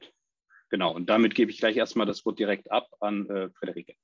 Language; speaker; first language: German; native; German